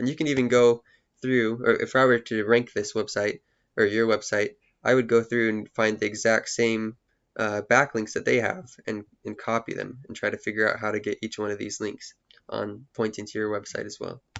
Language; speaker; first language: English; native; English